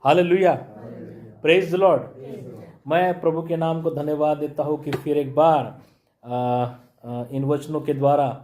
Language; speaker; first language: Hindi; non-native, local second language; Marathi